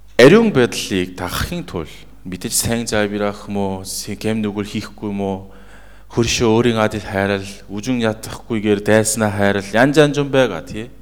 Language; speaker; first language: Mongolian; non-native, fluent; Korean